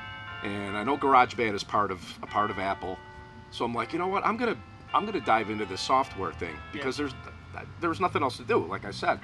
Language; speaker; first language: English; native; English